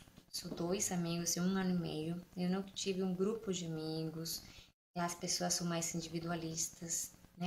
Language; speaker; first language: Portuguese; non-native, fluent; Spanish